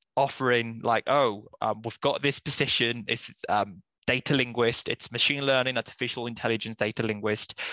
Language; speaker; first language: English; non-native, fluent; Spanish